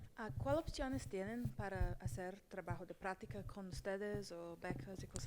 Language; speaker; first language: Spanish; non-native, learner; English